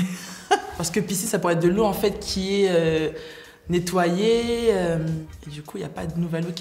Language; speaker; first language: French; native; French